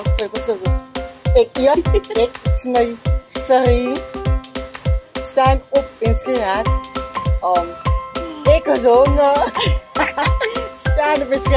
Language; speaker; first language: Dutch; non-native, learner; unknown